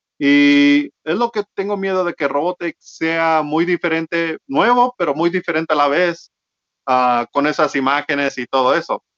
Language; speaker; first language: Spanish; early bilingual, heritage; Spanish